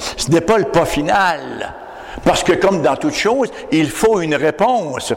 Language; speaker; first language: French; native; French